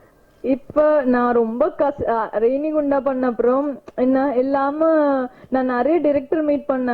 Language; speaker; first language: Tamil; non-native, learner; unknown